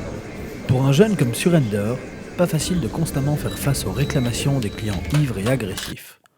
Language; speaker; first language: French; native; French